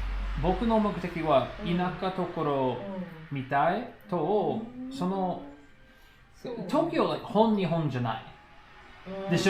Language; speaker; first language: Japanese; non-native, learner; English